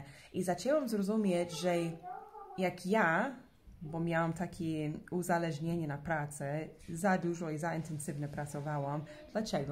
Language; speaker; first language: Polish; non-native, fluent; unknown